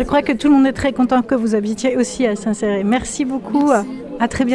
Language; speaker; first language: French; native; French